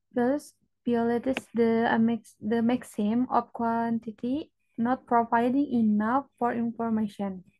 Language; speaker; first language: English; non-native, learner; Indonesian